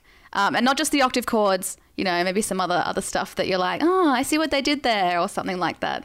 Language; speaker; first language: English; native; English